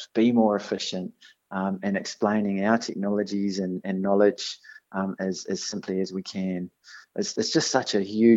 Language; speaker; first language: English; native; English